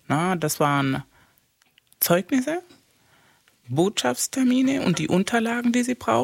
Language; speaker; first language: German; early bilingual, other home language; Spanish